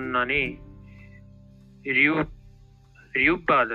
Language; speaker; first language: Japanese; non-native, learner; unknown